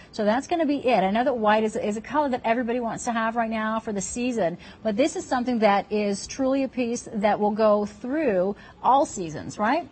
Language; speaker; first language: English; native; English